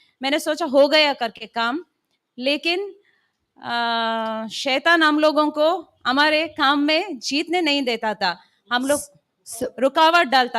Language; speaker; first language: Hindi; non-native, local second language; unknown